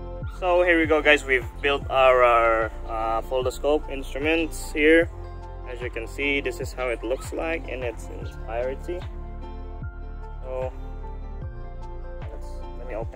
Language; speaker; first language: English; non-native, local second language; Filipino